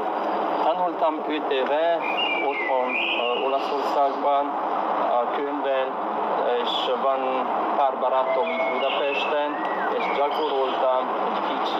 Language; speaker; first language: Hungarian; non-native, learner; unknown